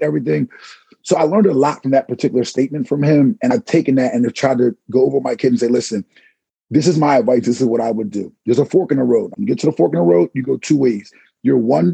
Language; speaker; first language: English; native; English